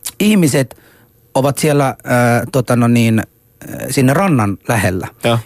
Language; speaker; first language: Finnish; non-native, fluent; Arabic